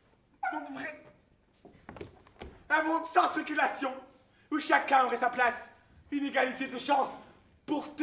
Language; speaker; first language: French; native; French